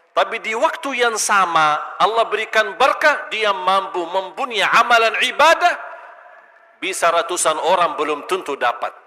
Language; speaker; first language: Malay; non-native, fluent; Arabic